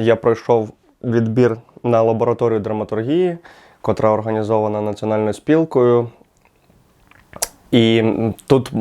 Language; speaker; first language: Ukrainian; native; Ukrainian